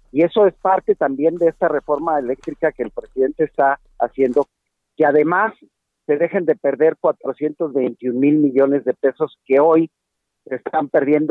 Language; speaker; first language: Spanish; native; Spanish